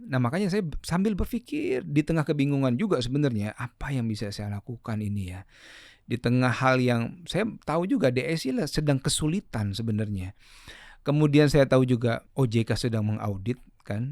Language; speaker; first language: Indonesian; native; Indonesian